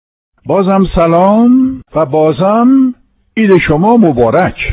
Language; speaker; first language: Persian; non-native, fluent; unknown